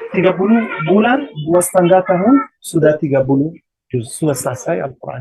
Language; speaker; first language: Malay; non-native, learner; Arabic